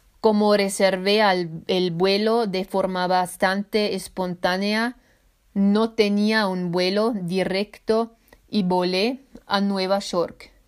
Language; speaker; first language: Spanish; non-native, fluent; Swiss German